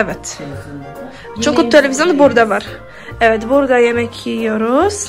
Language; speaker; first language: Turkish; non-native, learner; Polish